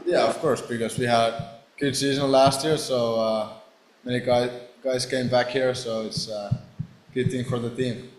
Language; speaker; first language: English; non-native, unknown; Finnish